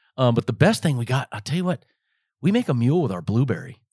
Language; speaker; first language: English; native; English